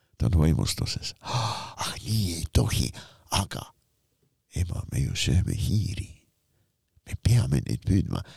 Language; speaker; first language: Estonian; non-native, local second language; Russian